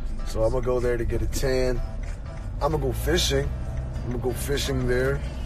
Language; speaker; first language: English; early bilingual, other home language; Korean